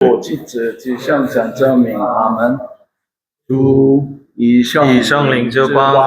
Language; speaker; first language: Chinese; non-native, fluent; Korean